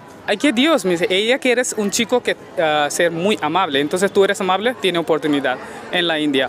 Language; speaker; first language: Spanish; non-native, learner; Hindi